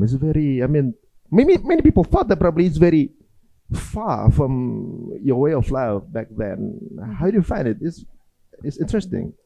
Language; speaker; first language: English; non-native, fluent; Indonesian